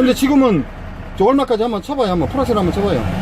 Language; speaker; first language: Korean; native; Korean